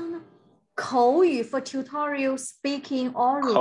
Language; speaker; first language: English; non-native, fluent; Chinese